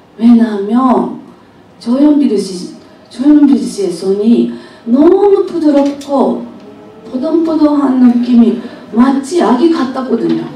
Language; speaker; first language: Korean; non-native, fluent; Japanese